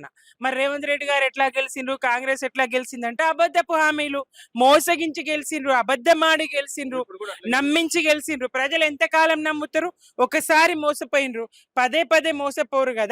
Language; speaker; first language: Telugu; native; Telugu